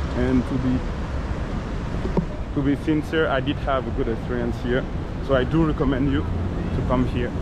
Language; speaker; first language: English; non-native, fluent; French